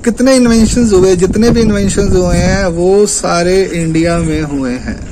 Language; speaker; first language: Hindi; non-native, local second language; Marathi